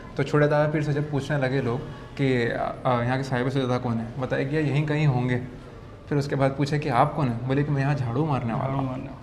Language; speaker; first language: Urdu; native; Urdu